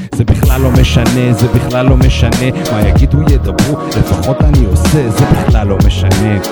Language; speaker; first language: Hebrew; non-native, fluent; Russian